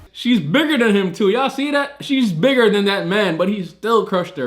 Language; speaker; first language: English; native; English